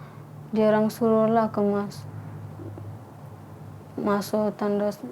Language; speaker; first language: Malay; non-native, learner; Bangla